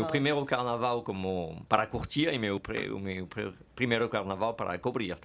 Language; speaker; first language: Portuguese; non-native, fluent; French